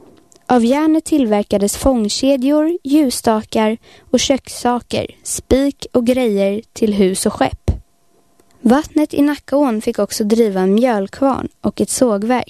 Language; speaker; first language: Swedish; native; Swedish